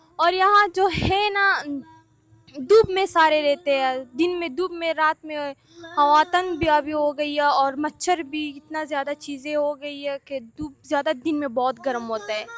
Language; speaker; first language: Urdu; non-native, learner; Persian